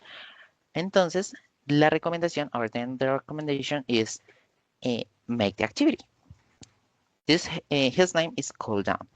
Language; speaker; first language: English; non-native, learner; Spanish